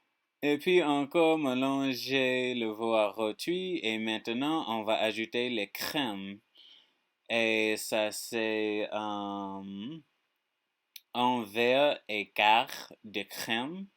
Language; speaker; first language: French; non-native, learner; English